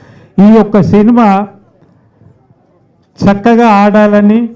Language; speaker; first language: Telugu; native; Telugu